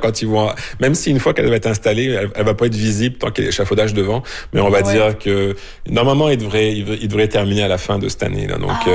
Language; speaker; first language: French; native; French